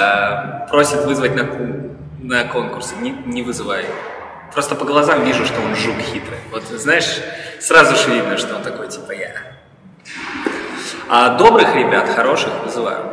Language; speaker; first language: Russian; native; Russian